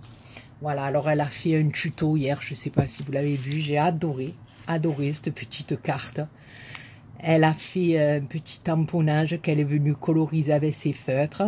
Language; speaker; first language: French; native; French